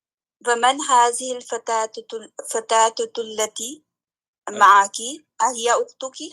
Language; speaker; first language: Arabic; non-native, learner; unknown